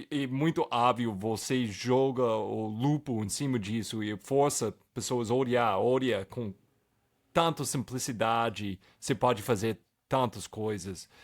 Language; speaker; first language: Portuguese; non-native, fluent; English